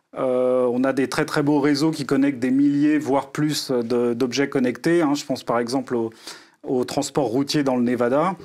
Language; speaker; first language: French; native; French